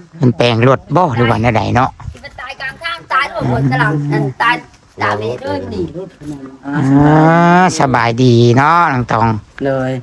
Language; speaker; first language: Thai; non-native, local second language; Lao